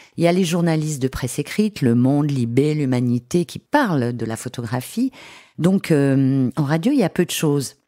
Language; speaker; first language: French; native; French